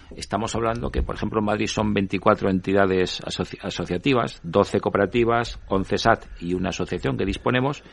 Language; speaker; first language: Spanish; native; Spanish